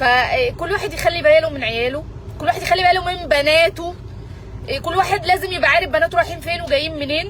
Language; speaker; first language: Arabic; native; Arabic